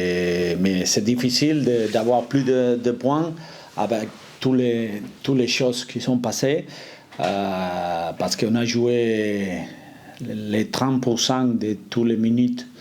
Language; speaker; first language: French; non-native, fluent; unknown